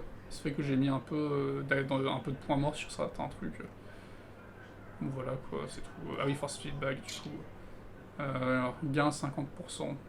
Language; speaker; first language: French; native; French